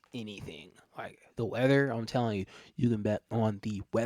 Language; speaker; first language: English; native; English